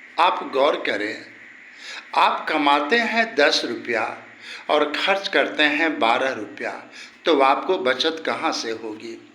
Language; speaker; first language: Hindi; native; Hindi